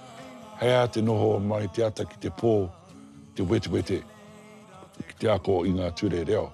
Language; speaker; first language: Māori; non-native, local second language; English